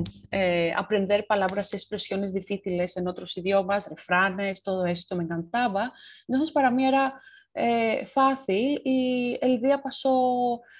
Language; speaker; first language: Spanish; non-native, fluent; Greek